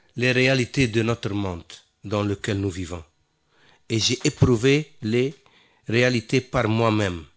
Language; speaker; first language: French; non-native, local second language; Wolof